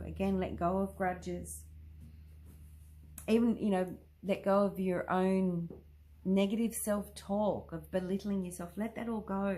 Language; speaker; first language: English; native; English